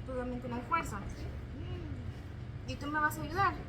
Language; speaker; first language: Spanish; native; Spanish